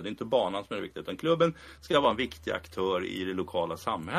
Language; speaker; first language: Swedish; native; Swedish